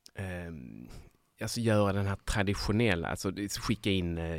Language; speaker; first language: Swedish; native; Swedish